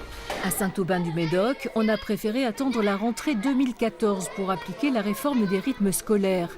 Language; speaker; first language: French; native; French